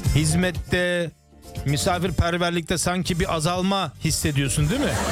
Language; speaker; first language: Turkish; early bilingual, heritage; Turkish